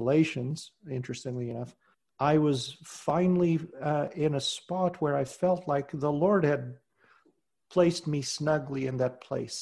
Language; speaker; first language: English; non-native, fluent; Portuguese